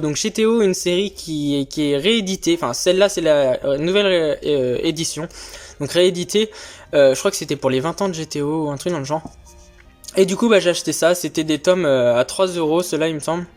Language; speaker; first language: French; native; French